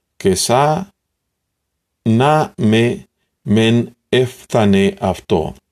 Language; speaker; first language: Greek; non-native, learner; Spanish